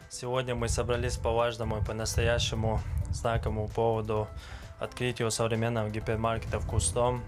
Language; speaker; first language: Russian; non-native, local second language; Chechen